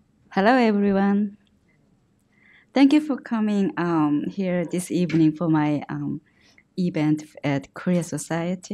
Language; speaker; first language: English; non-native, learner; Korean